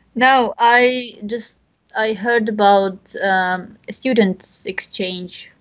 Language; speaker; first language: English; non-native, learner; Bashkir